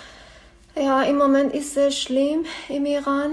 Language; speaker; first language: German; non-native, learner; Persian